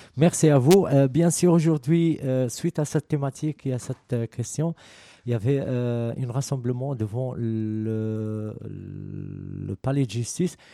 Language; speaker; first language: French; non-native, fluent; Arabic